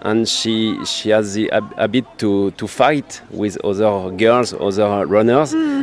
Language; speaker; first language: English; non-native, learner; French